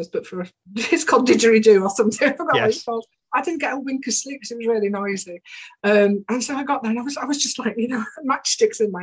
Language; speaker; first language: English; native; English